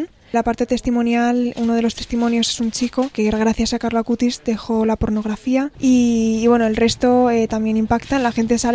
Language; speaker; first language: Spanish; native; Spanish